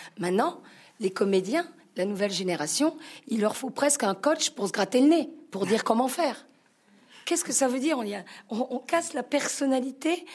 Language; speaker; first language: French; native; French